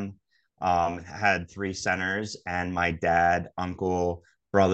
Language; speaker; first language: English; native; English